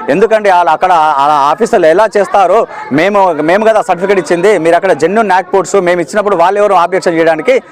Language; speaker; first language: Telugu; native; Telugu